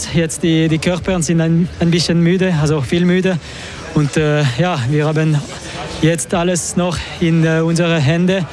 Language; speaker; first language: German; non-native, local second language; French